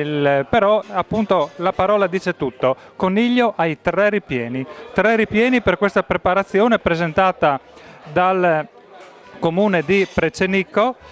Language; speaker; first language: Italian; native; Italian